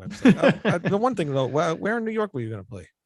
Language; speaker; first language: English; native; English